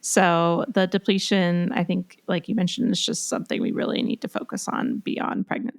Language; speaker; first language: English; native; English